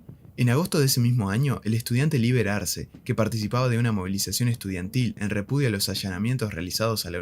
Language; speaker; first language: Spanish; native; Spanish